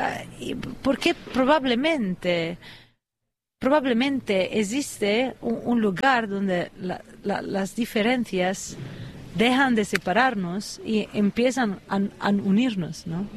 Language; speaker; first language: Spanish; non-native, fluent; Italian